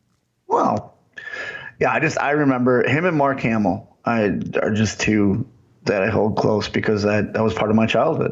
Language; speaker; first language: English; native; English